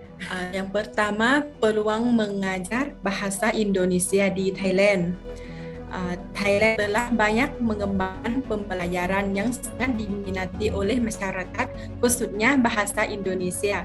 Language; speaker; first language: Indonesian; non-native, fluent; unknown